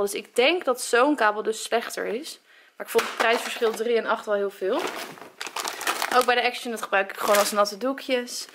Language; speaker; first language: Dutch; native; Dutch